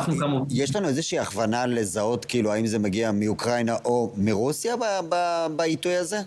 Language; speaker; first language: Hebrew; native; Hebrew